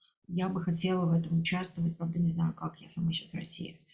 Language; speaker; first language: Russian; native; Russian